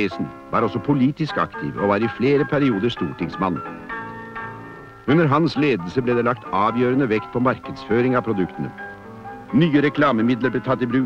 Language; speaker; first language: Norwegian; native; Norwegian